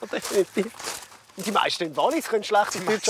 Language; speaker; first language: German; native; German